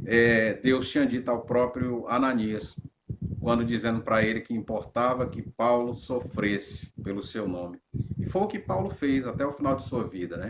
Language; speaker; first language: Portuguese; native; Portuguese